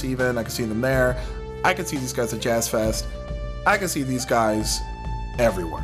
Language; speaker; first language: English; native; English